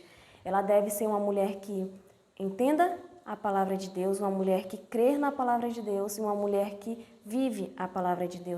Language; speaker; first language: Portuguese; native; Portuguese